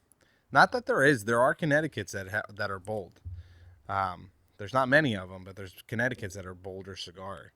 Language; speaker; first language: English; native; English